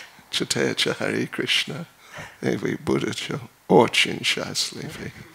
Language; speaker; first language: Russian; non-native, learner; English